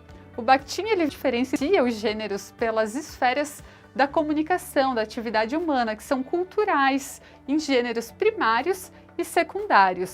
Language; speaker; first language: Portuguese; native; Portuguese